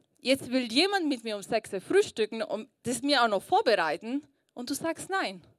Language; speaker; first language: German; early bilingual, other home language; Italian